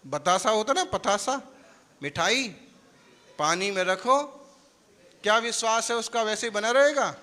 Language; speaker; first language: Hindi; non-native, local second language; Gujarati